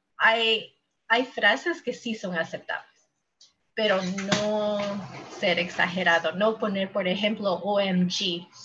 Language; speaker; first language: Spanish; non-native, fluent; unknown